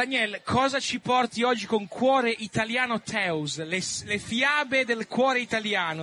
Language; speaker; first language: Italian; native; Italian